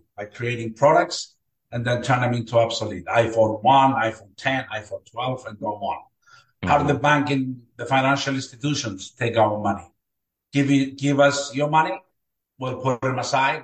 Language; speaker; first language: English; non-native, fluent; Greek